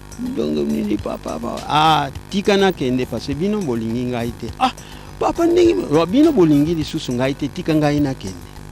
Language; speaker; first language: Lingala; non-native, local second language; Kongo